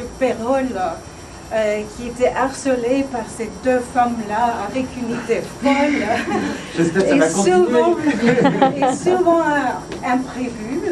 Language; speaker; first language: French; non-native, fluent; Turkish